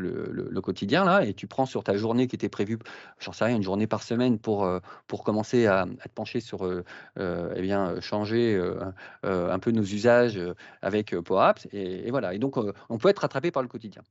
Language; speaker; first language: French; native; French